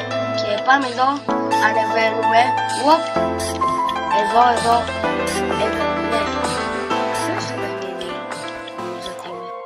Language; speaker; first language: Greek; early bilingual, heritage; Greek